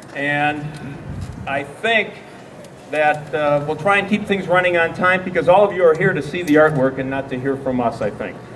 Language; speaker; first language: English; native; English